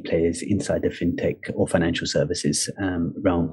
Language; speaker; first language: English; native; English